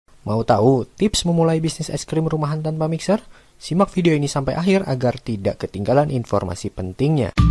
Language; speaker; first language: Indonesian; native; Indonesian